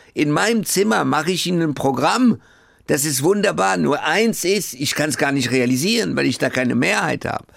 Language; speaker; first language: German; early bilingual, other home language; French